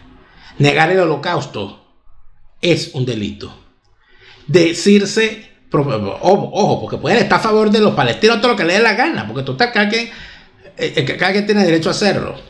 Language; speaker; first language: Spanish; native; Spanish